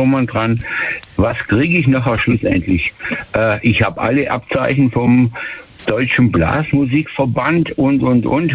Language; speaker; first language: German; native; German